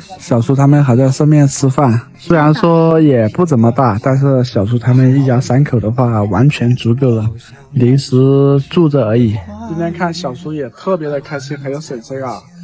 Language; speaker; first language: Chinese; native; Chinese